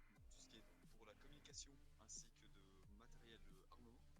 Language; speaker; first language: French; native; French